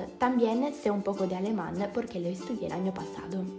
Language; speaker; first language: Spanish; non-native, learner; Italian